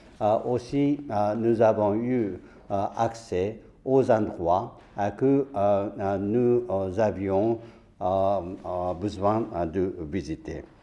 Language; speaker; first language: French; non-native, fluent; Japanese